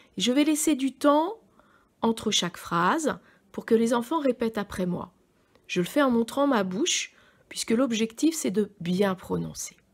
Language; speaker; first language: French; native; French